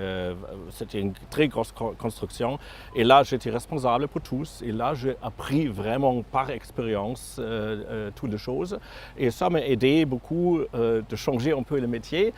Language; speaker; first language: French; non-native, fluent; German